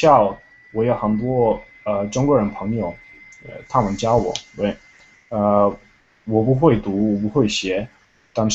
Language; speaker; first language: Chinese; non-native, learner; English